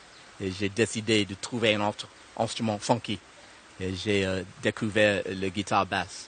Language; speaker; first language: French; non-native, learner; English